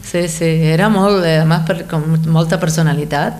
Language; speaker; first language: Catalan; non-native, fluent; Spanish